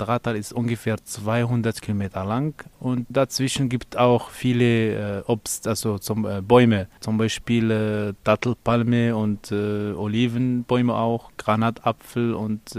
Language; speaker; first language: German; non-native, learner; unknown